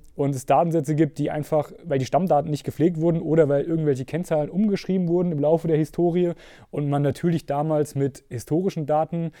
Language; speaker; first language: German; native; German